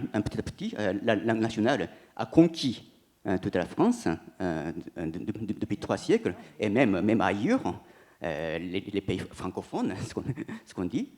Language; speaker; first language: French; non-native, fluent; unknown